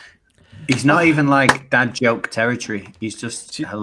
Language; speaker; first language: English; native; English